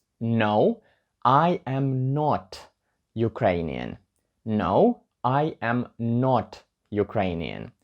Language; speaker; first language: English; non-native, learner; Ukrainian